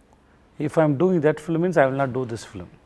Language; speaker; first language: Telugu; non-native, local second language; Tamil